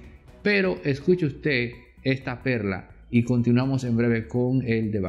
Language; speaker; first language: Spanish; native; Spanish